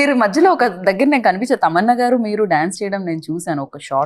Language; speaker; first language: Telugu; native; Telugu